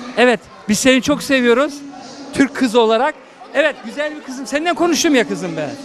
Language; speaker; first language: Turkish; native; Turkish